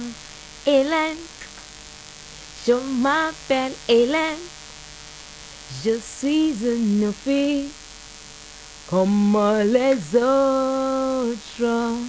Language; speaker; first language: French; non-native, fluent; Yoruba